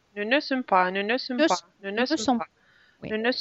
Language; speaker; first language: French; non-native, learner; Russian